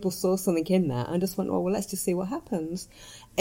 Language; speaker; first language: English; native; English